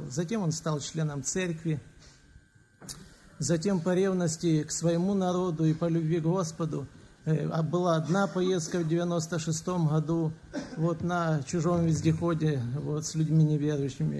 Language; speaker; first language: Russian; native; Russian